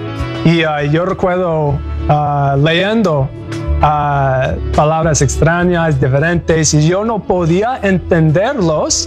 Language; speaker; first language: Spanish; non-native, learner; English